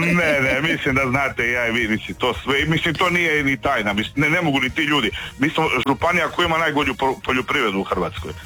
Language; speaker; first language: Serbian; native; Serbian